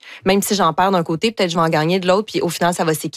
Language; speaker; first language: French; native; French